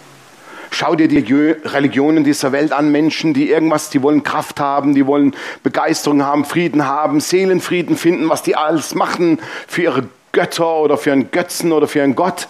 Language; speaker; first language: German; native; German